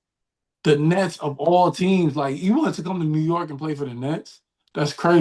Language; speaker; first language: English; native; English